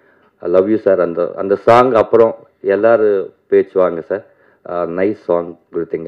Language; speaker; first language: Tamil; non-native, learner; Telugu